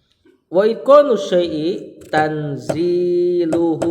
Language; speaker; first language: Arabic; non-native, fluent; Indonesian